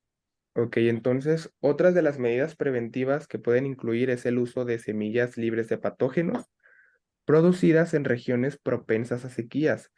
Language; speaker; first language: Spanish; native; Spanish